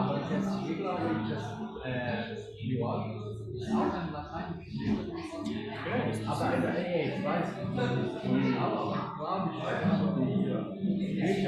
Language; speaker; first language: German; non-native, learner; Portuguese